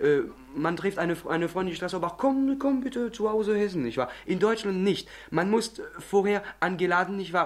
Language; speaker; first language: German; non-native, learner; French